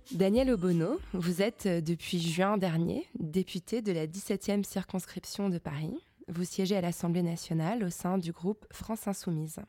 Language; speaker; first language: French; native; French